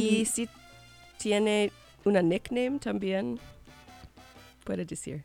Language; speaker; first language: Spanish; non-native, learner; English